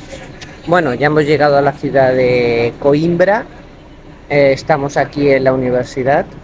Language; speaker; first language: Spanish; native; Spanish